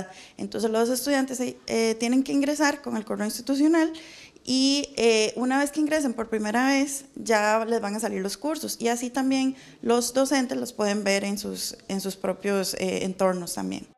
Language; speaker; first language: Spanish; native; Spanish